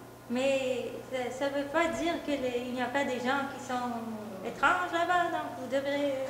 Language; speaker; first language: French; non-native, local second language; English